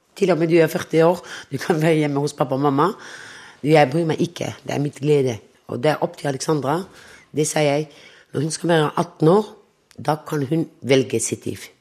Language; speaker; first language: Norwegian; non-native, local second language; Romany